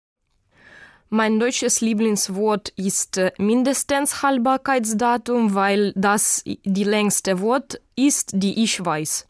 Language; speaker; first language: German; non-native, learner; Ukrainian